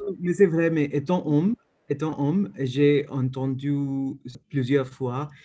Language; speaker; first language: French; non-native, learner; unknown